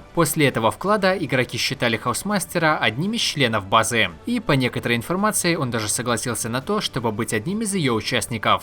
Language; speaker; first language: Russian; native; Russian